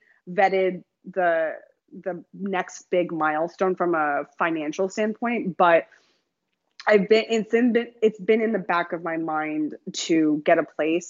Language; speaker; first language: English; native; English